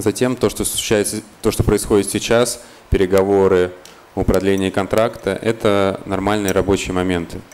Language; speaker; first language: Russian; native; Russian